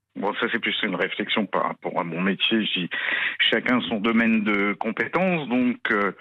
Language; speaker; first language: French; native; French